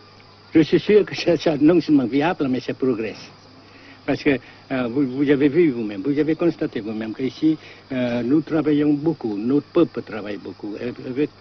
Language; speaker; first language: French; non-native, fluent; Vietnamese